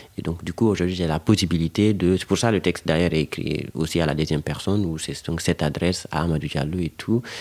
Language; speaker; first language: French; non-native, local second language; Fula